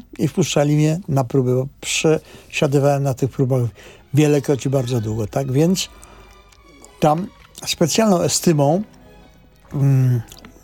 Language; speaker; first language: Polish; native; Polish